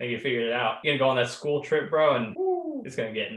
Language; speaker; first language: English; native; English